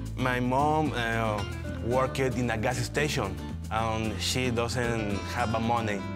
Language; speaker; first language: English; early bilingual, other home language; German